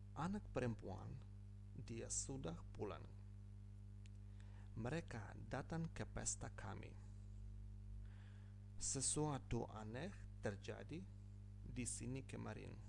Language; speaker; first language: Indonesian; non-native, fluent; Ukrainian